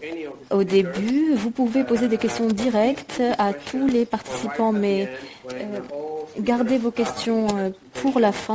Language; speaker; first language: French; native; French